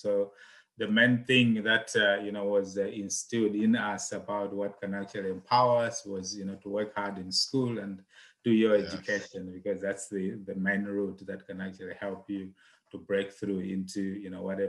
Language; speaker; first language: English; non-native, local second language; Nyanja